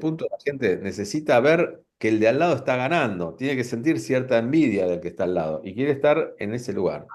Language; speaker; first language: Spanish; native; Spanish